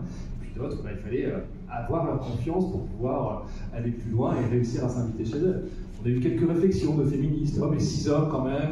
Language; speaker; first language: French; native; French